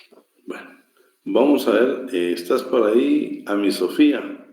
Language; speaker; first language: Spanish; native; Spanish